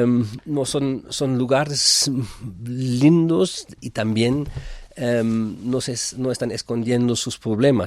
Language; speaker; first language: Spanish; non-native, fluent; German